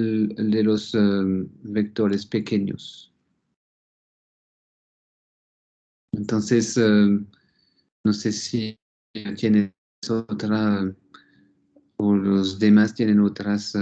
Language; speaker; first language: Spanish; non-native, fluent; French